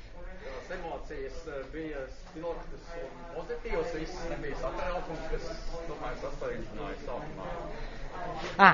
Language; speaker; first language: Latvian; native; Latvian